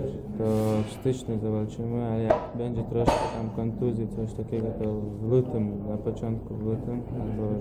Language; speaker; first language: Polish; non-native, learner; Chechen